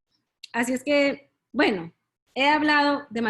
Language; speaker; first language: Spanish; early bilingual, heritage; Spanish